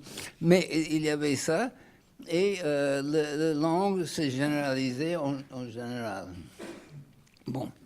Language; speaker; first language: French; non-native, fluent; English